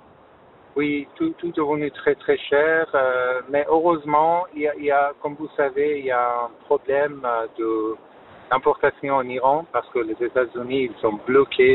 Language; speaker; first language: French; non-native, fluent; Persian